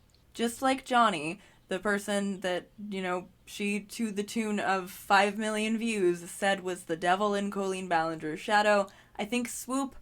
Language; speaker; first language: English; native; English